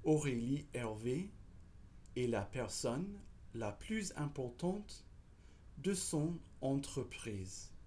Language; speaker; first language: French; non-native, fluent; English